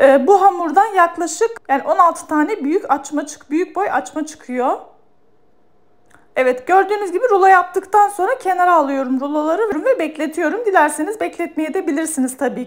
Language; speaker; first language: Turkish; native; Turkish